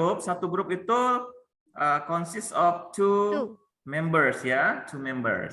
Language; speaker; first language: English; non-native, learner; Indonesian